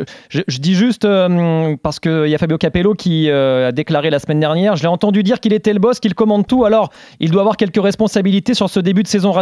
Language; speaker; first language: French; native; French